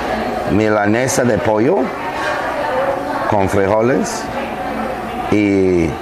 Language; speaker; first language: Spanish; non-native, learner; English